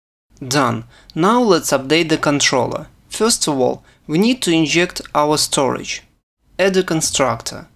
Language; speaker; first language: English; non-native, fluent; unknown